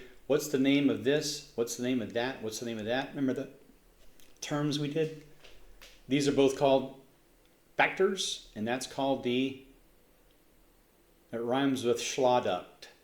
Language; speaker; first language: English; native; English